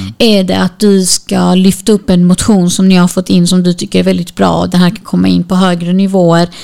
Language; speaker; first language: Swedish; early bilingual, other home language; Kurdish